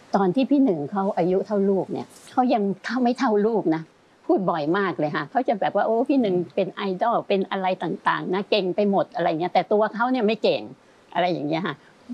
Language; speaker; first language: Thai; native; Thai